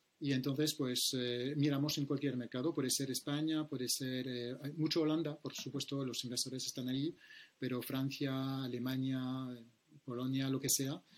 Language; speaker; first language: Spanish; non-native, fluent; French